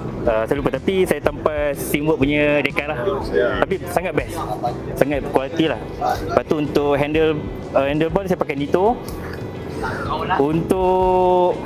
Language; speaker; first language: Malay; native; Malay